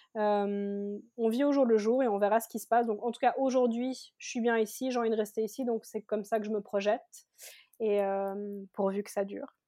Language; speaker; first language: French; native; French